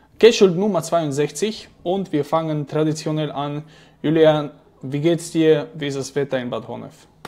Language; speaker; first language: German; non-native, fluent; Slovak